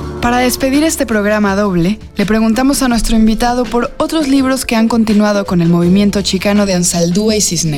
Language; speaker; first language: Spanish; native; Spanish